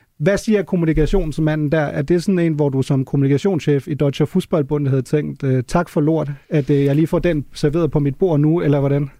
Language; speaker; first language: Danish; non-native, local second language; German